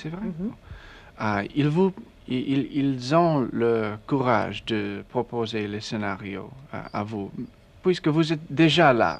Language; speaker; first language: French; non-native, learner; English